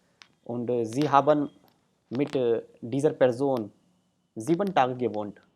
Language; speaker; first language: German; non-native, fluent; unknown